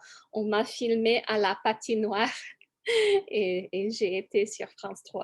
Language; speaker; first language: French; non-native, fluent; English